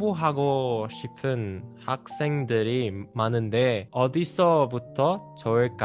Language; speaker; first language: Korean; non-native, fluent; Indonesian